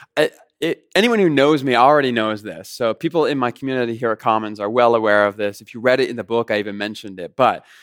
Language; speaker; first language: English; native; English